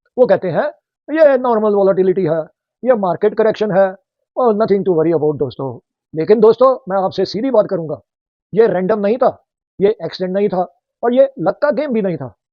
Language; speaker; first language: Hindi; native; Hindi